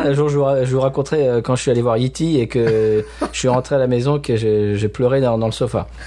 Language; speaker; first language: French; native; French